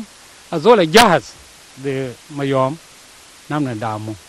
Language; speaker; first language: Arabic; non-native, local second language; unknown